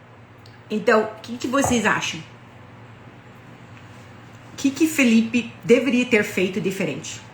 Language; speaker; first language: Portuguese; non-native, fluent; English